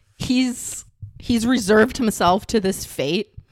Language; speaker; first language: English; non-native, fluent; Russian